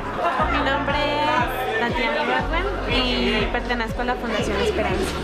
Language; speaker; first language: Spanish; native; Spanish